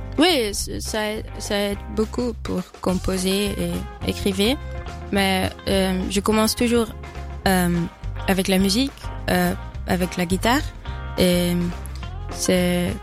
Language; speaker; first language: French; non-native, fluent; Dutch